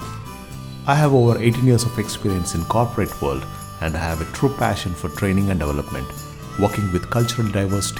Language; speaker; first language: English; non-native, local second language; Kannada